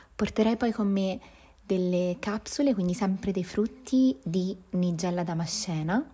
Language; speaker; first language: Italian; native; Italian